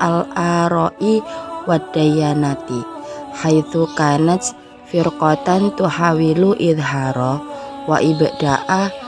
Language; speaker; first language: Arabic; non-native, learner; Indonesian